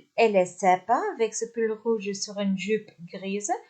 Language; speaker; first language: French; non-native, fluent; Dutch